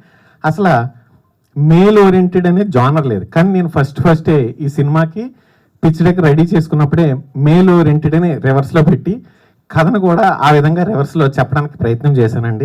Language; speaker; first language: Telugu; native; Telugu